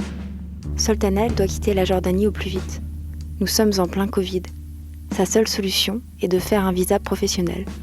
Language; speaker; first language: French; native; French